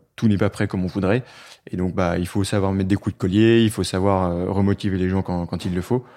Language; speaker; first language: French; native; French